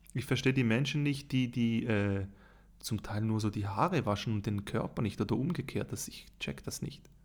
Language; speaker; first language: German; native; German